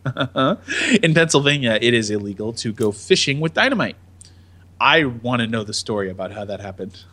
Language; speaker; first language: English; native; English